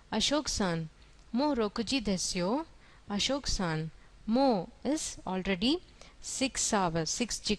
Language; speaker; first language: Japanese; non-native, fluent; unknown